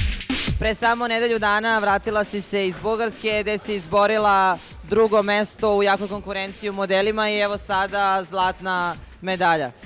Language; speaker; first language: Bosnian; native; Bosnian